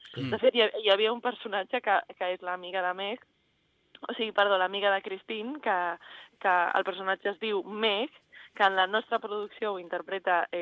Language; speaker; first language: Catalan; non-native, fluent; Spanish